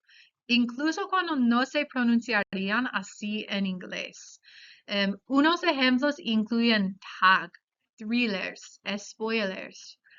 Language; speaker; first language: Spanish; non-native, fluent; English